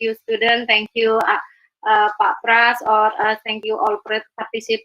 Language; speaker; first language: English; non-native, learner; Indonesian